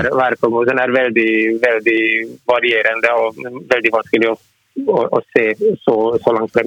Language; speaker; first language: Norwegian; non-native, fluent; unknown